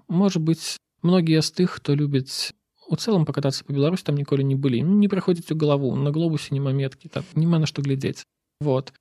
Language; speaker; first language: Belarusian; non-native, local second language; Russian